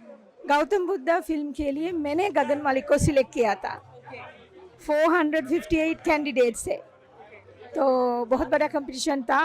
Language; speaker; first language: Hindi; non-native, local second language; Sinhala